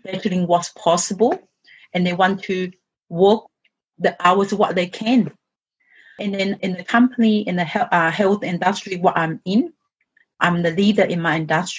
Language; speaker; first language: English; non-native, fluent; Chinese